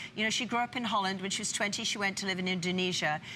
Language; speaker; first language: English; native; English